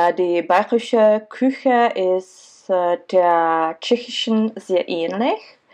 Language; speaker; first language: German; non-native, fluent; Czech